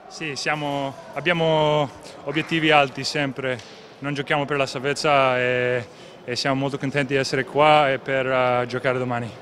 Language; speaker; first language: Italian; non-native, fluent; English